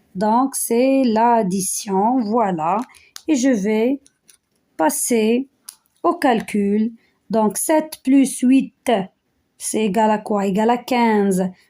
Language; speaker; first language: French; non-native, local second language; Arabic